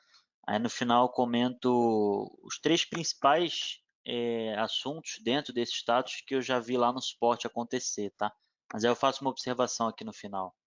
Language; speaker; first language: Portuguese; native; Portuguese